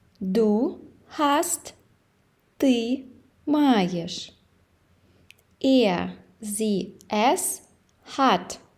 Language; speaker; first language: German; non-native, fluent; Ukrainian